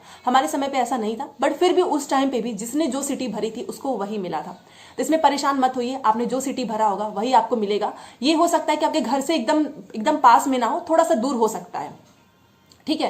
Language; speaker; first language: Hindi; native; Hindi